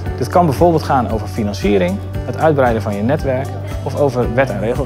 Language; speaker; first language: Dutch; native; Dutch